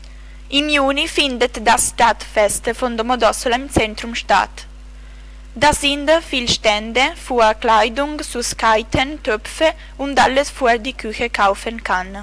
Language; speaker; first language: German; non-native, learner; Italian